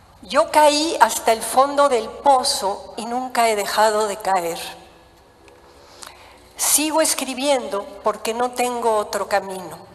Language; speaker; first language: Spanish; native; Spanish